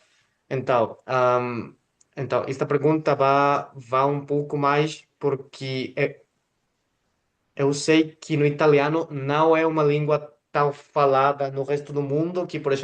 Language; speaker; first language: Portuguese; non-native, fluent; Spanish